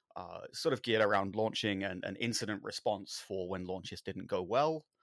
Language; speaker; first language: English; native; English